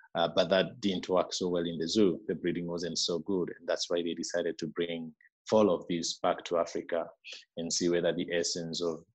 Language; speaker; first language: English; non-native, local second language; Meru